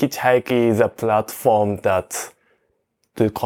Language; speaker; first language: English; non-native, learner; Japanese